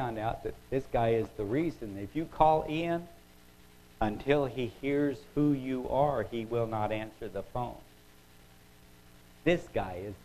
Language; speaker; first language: English; native; English